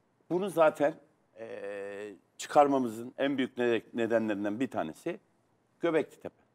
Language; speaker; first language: Turkish; native; Turkish